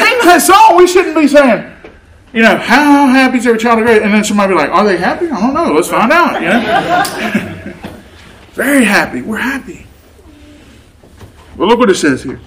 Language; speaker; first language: English; native; English